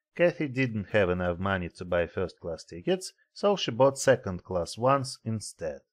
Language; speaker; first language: English; non-native, fluent; Russian